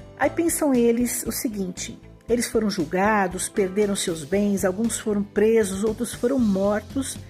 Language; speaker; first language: Portuguese; native; Portuguese